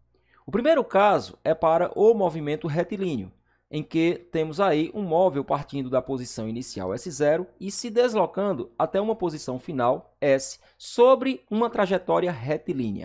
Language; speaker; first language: Portuguese; native; Portuguese